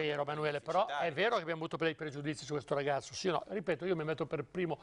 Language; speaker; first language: Italian; native; Italian